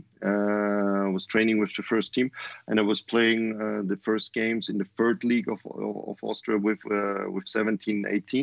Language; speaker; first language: English; non-native, fluent; German